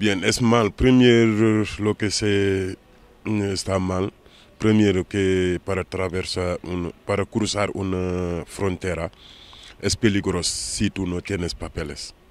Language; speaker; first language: Spanish; non-native, learner; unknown